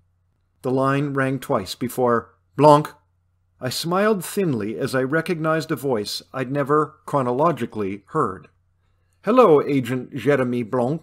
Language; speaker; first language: English; native; English